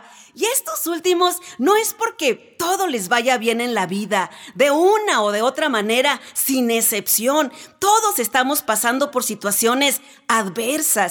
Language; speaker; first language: Spanish; native; Spanish